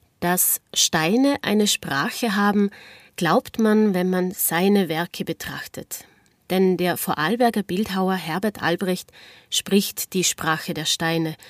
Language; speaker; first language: German; native; German